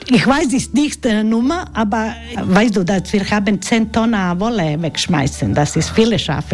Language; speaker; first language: German; non-native, learner; Croatian